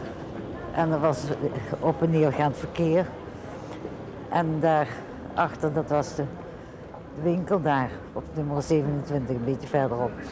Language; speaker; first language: Dutch; native; Dutch